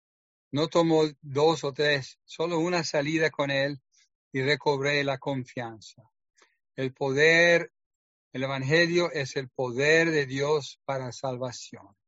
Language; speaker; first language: Spanish; non-native, fluent; English